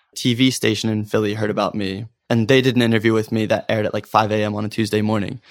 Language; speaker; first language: English; native; English